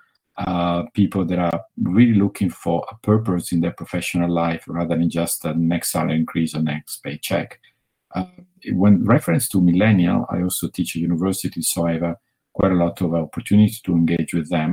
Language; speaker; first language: English; non-native, fluent; Italian